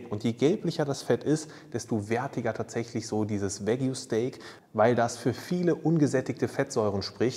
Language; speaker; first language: German; native; German